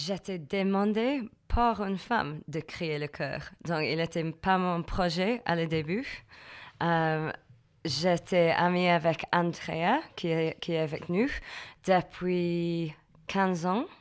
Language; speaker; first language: French; non-native, learner; English